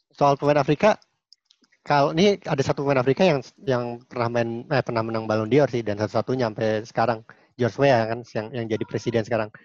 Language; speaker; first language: Indonesian; native; Indonesian